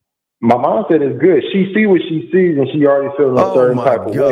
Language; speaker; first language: English; native; English